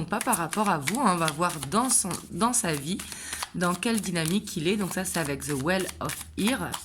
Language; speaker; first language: French; native; French